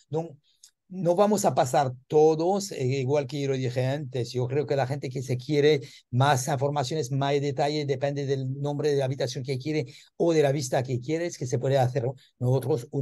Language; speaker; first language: Spanish; non-native, learner; French